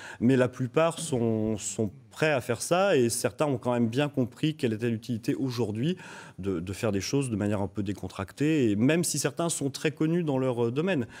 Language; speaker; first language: French; native; French